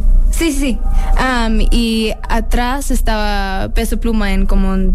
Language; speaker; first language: Spanish; early bilingual, heritage; English